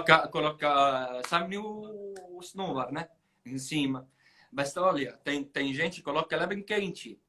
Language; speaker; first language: Portuguese; non-native, learner; Arabic